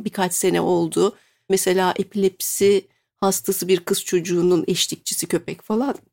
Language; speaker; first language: Turkish; native; Turkish